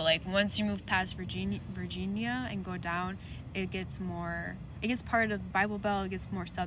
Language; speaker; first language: English; native; English